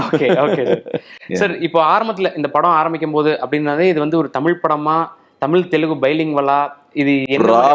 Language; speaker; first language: Tamil; native; Tamil